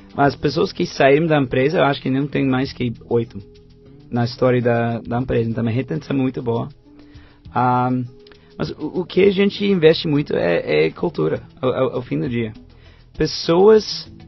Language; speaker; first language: Portuguese; non-native, fluent; English